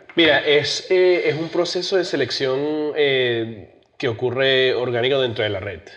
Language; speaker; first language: Spanish; early bilingual, heritage; Spanish